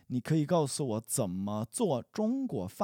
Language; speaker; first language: Chinese; non-native, learner; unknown